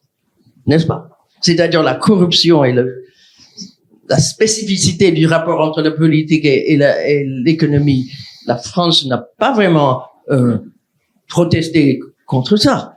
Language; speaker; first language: French; non-native, fluent; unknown